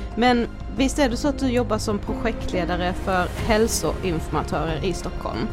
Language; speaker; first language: Swedish; native; Swedish